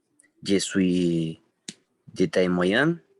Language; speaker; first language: French; non-native, learner; Spanish